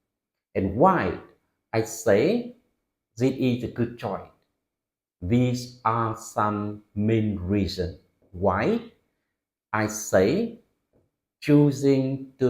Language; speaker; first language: English; non-native, fluent; Vietnamese